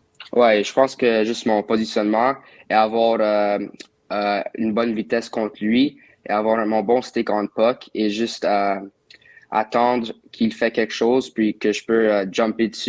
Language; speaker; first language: French; non-native, local second language; English